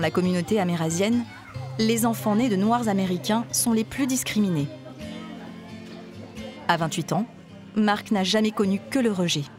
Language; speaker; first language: French; native; French